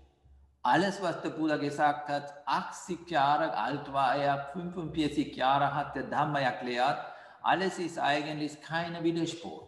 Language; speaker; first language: German; non-native, fluent; Sinhala